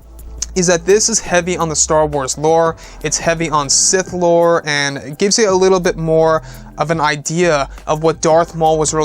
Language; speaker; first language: English; native; English